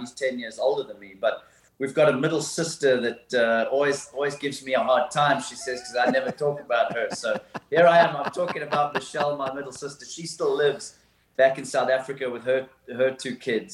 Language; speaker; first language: English; native; English